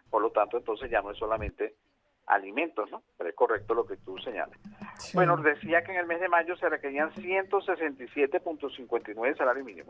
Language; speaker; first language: Spanish; native; Spanish